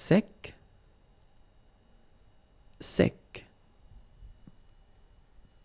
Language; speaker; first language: French; native; French